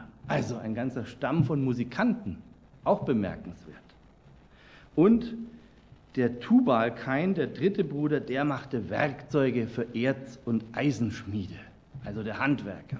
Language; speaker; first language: German; native; German